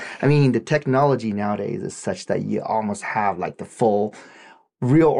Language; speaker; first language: English; non-native, fluent; Japanese